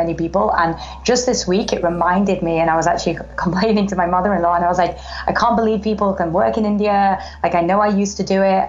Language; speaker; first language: English; native; English